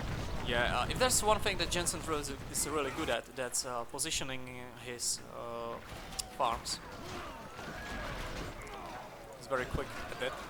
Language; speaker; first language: English; non-native, fluent; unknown